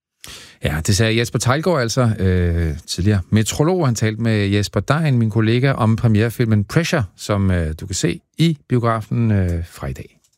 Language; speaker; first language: Danish; native; Danish